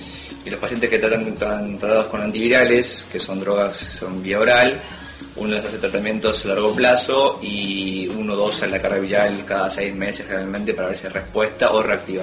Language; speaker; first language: Spanish; native; Spanish